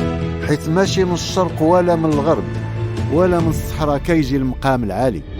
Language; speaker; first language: Arabic; native; Arabic